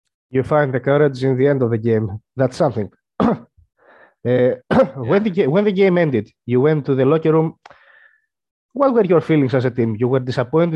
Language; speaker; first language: English; non-native, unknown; Greek